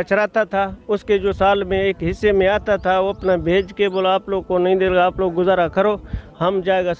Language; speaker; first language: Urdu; non-native, local second language; Baluchi